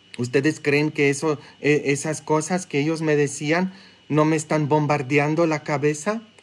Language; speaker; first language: Spanish; non-native, fluent; English